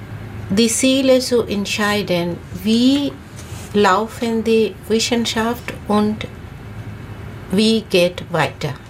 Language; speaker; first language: German; non-native, learner; Bangla